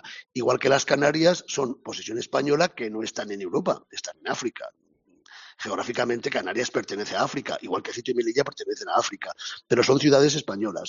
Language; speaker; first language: Spanish; native; Spanish